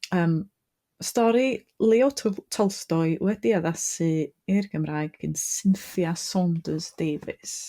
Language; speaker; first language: Welsh; native; Welsh